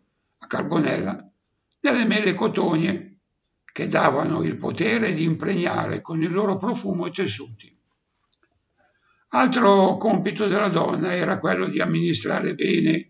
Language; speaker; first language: Italian; native; Italian